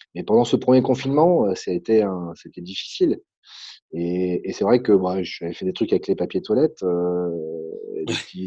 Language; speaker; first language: French; native; French